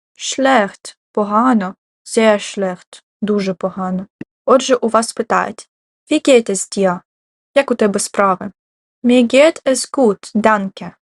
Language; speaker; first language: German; non-native, fluent; Ukrainian